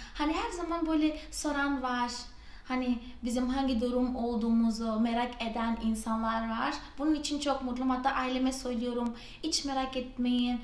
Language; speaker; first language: Turkish; non-native, fluent; Portuguese